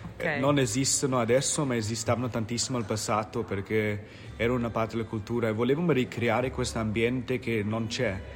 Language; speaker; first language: Italian; non-native, fluent; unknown